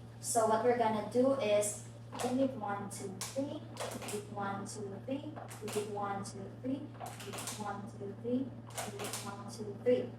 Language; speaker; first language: English; non-native, local second language; Filipino